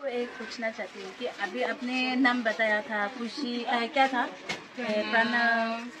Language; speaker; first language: Hindi; non-native, local second language; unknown